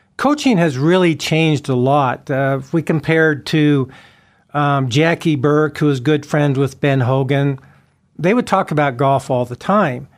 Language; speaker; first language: English; native; English